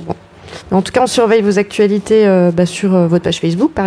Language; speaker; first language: French; native; French